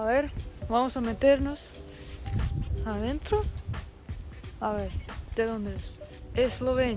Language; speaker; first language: Spanish; non-native, fluent; Estonian